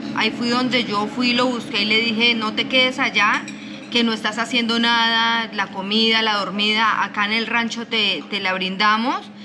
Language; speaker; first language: Spanish; native; Spanish